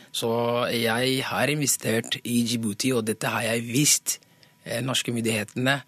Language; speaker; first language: Norwegian; early bilingual, other home language; Somali